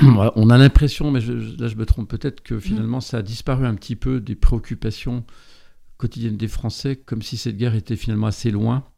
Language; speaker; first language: French; native; French